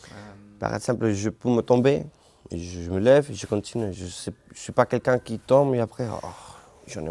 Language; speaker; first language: French; non-native, learner; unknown